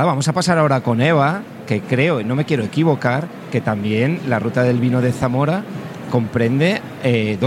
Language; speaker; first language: Spanish; native; Spanish